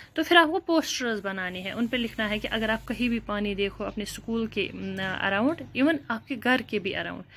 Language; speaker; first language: Urdu; non-native, local second language; Kashmiri